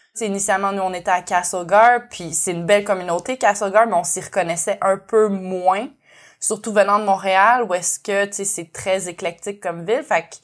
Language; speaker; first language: French; native; French